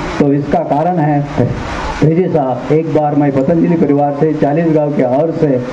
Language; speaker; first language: Hindi; non-native, local second language; Marathi